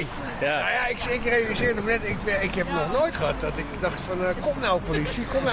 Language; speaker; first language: Dutch; native; Dutch